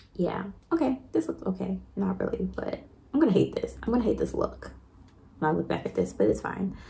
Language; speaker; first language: English; native; English